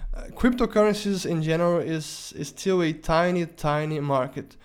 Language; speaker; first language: English; non-native, fluent; Portuguese